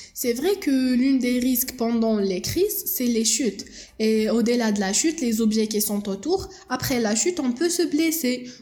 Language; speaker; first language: French; non-native, local second language; Arabic